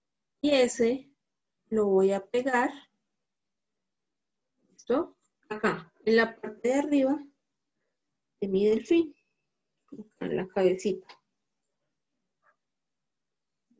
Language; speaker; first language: Spanish; native; Spanish